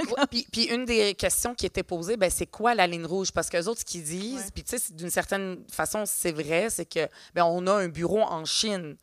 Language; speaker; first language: French; early bilingual, other home language; Arabic